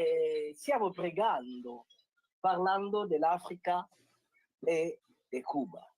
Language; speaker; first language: Italian; non-native, fluent; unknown